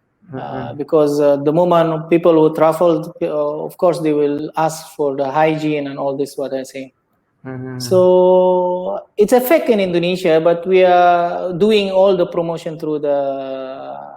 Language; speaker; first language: English; non-native, learner; Indonesian